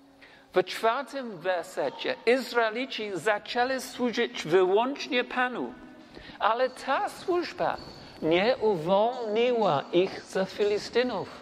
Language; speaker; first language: Polish; non-native, learner; English